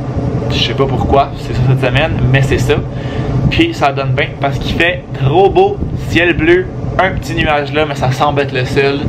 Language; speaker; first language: French; native; French